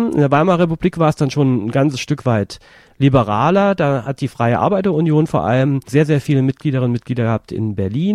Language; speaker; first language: German; native; German